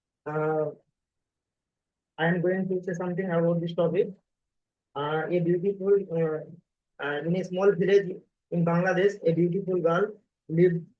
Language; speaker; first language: English; non-native, learner; Bangla